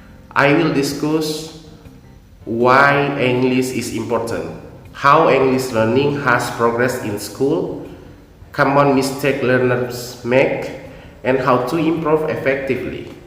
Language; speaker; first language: English; non-native, fluent; Indonesian